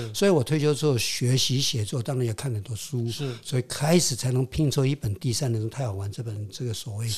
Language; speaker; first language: Chinese; non-native, local second language; Min Nan Chinese